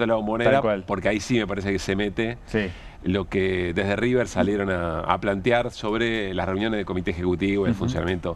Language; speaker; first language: Spanish; native; Spanish